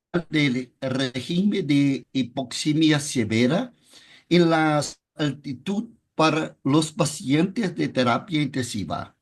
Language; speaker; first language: Spanish; non-native, learner; Portuguese